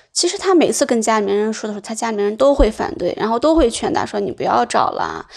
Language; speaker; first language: Chinese; native; Chinese